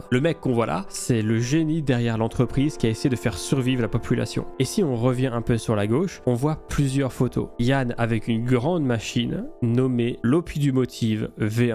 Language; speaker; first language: French; native; French